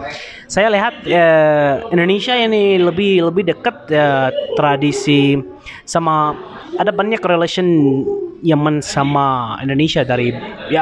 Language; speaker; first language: Indonesian; non-native, learner; Arabic